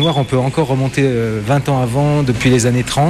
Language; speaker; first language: French; native; French